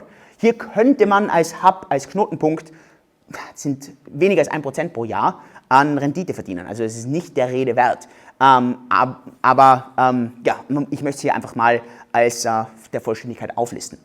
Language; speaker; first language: German; native; German